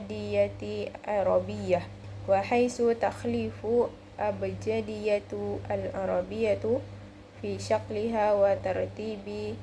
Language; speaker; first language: Arabic; non-native, learner; Indonesian